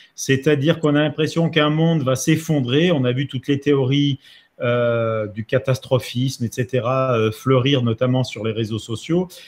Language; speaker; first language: French; native; French